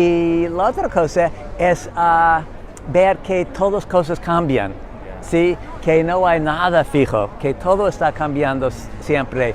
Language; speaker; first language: Spanish; non-native, learner; English